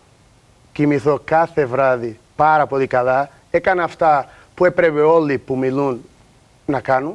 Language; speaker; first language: Greek; non-native, learner; Portuguese